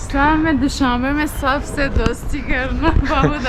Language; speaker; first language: Hindi; non-native, learner; Tajik